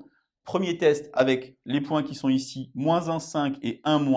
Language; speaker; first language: French; native; French